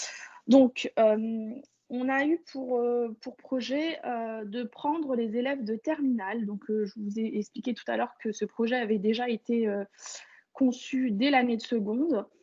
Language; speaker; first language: French; native; French